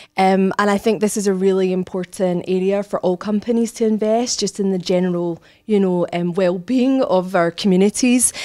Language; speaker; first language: English; native; English